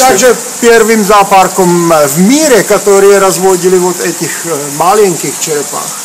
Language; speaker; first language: Russian; non-native, fluent; Czech